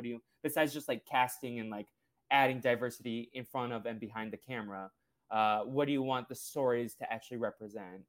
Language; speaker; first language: English; early bilingual, other home language; Portuguese